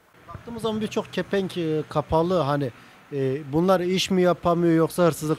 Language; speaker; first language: Turkish; native; Turkish